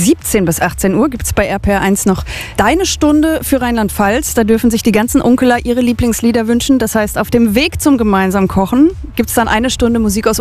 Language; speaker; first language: German; native; German